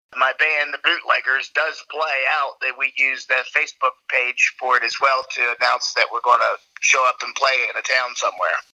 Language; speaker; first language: English; native; English